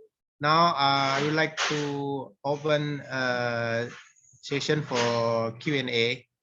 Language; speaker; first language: English; non-native, fluent; Indonesian